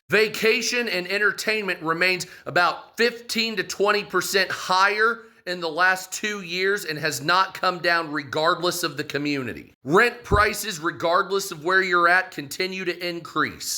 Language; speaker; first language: English; native; English